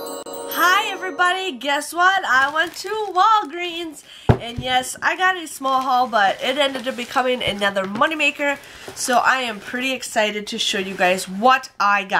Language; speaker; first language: English; native; English